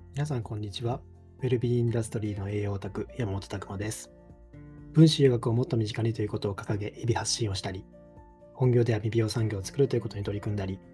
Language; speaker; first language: Japanese; native; Japanese